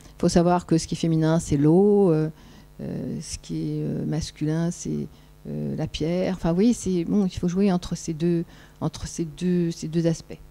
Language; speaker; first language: French; native; French